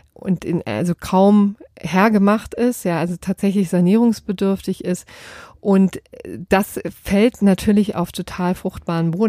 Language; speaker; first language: German; native; German